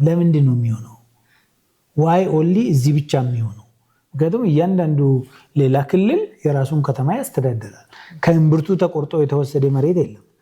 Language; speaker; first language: Amharic; non-native, local second language; Oromo